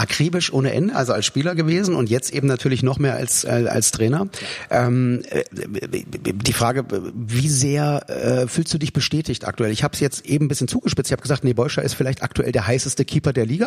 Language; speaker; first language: German; native; German